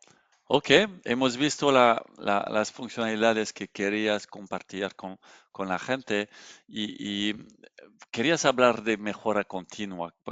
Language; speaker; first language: Spanish; non-native, learner; French